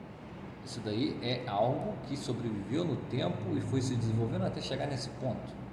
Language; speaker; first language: Portuguese; native; Portuguese